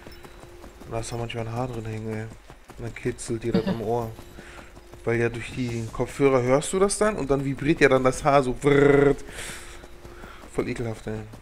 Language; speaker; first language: German; native; German